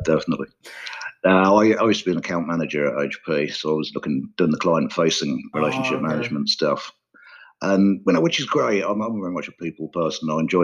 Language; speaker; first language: English; native; English